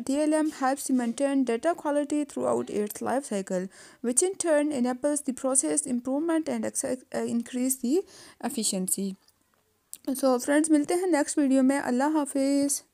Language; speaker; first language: English; non-native, local second language; Urdu